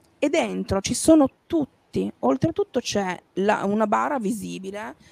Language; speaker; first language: Italian; native; Italian